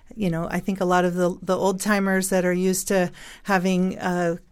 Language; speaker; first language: English; native; English